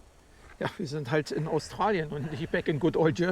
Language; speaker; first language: German; native; German